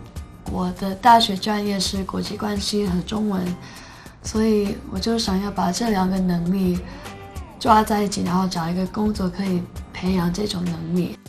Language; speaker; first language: Chinese; non-native, fluent; English